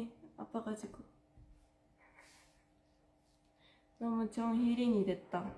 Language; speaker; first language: Korean; non-native, fluent; Japanese